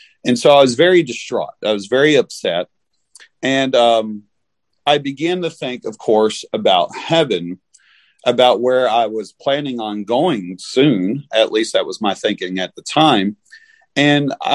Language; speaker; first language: English; native; English